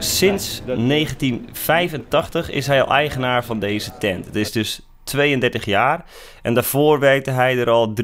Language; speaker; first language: Dutch; native; Dutch